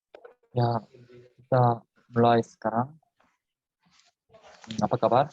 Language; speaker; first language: Indonesian; non-native, fluent; Korean